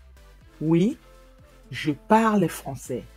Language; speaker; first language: French; non-native, fluent; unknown